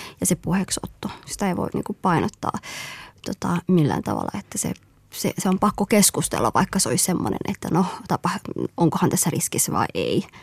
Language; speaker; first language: Finnish; early bilingual, other home language; Somali